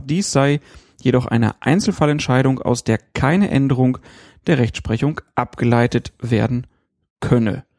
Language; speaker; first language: German; native; German